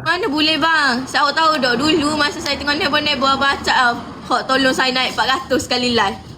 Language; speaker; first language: Malay; native; Malay